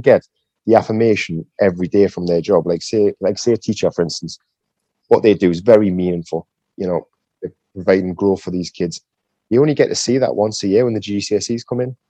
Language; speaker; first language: English; native; English